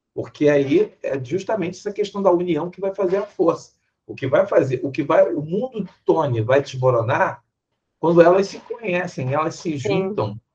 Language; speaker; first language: Portuguese; native; Portuguese